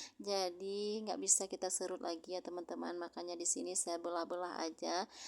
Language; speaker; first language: Indonesian; non-native, local second language; Achinese